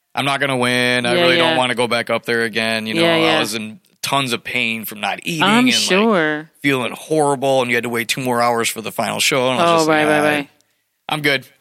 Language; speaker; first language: English; native; English